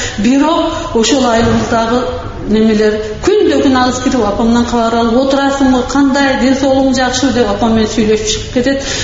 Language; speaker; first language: Kyrgyz; non-native, local second language; Karachay-Balkar